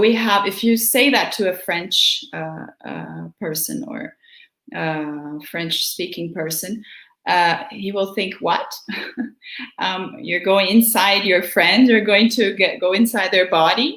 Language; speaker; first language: English; non-native, fluent; Portuguese